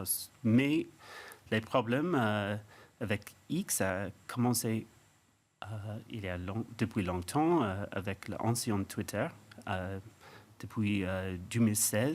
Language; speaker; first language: French; non-native, fluent; English